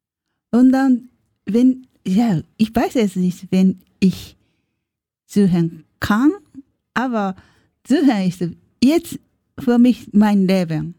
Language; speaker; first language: German; non-native, learner; Japanese